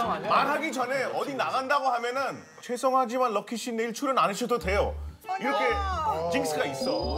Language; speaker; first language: Korean; non-native, fluent; Hindi